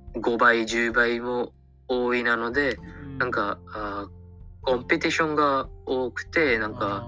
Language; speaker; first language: Japanese; non-native, fluent; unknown